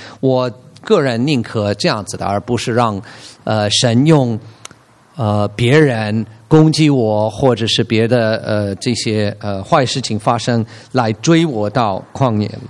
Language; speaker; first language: Chinese; non-native, fluent; English